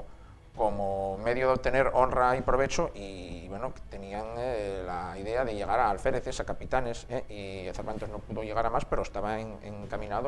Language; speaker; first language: Spanish; native; Spanish